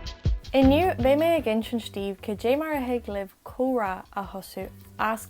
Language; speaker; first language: Irish; non-native, local second language; English